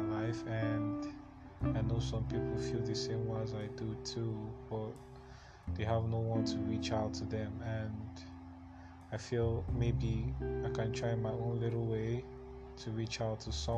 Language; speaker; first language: English; non-native, local second language; Igbo